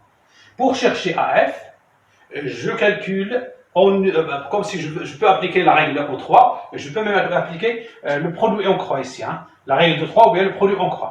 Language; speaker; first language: French; non-native, local second language; Arabic